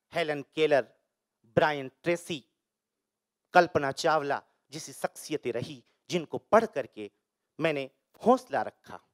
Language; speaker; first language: Hindi; native; Hindi